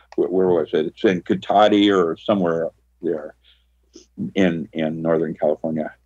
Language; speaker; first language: English; early bilingual, other home language; Filipino